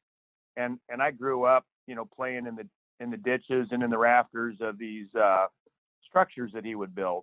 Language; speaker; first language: English; native; English